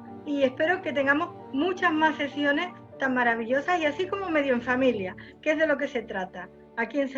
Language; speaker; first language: Spanish; native; Spanish